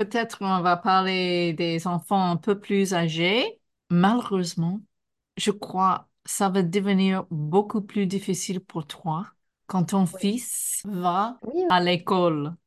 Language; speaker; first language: French; non-native, fluent; English